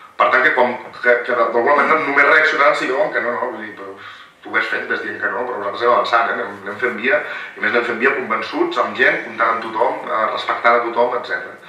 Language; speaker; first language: Catalan; native; Catalan